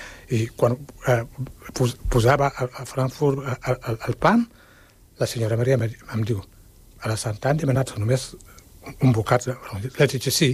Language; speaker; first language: Catalan; non-native, fluent; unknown